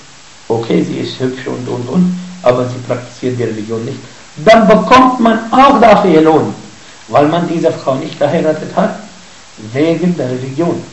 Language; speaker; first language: German; non-native, fluent; Arabic